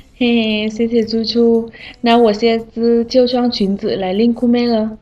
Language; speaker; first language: Chinese; non-native, fluent; Vietnamese